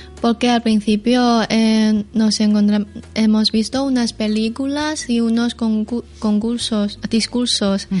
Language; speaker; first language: Spanish; non-native, learner; Chinese